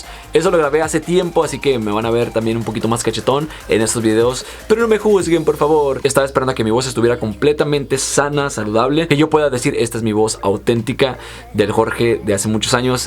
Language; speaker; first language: Spanish; native; Spanish